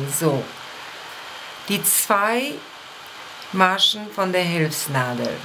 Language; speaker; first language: German; non-native, fluent; Polish